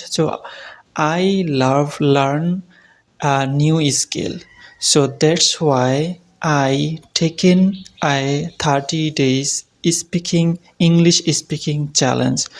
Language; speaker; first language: English; non-native, learner; Bangla